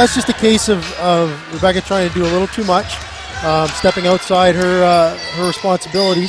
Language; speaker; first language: English; native; English